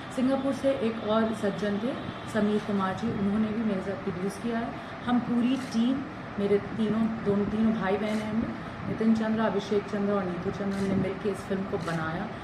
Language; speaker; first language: Hindi; native; Hindi